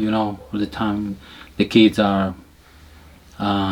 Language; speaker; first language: English; non-native, learner; Spanish